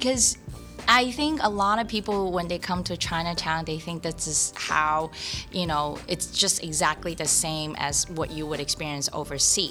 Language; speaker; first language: English; early bilingual, other home language; Cantonese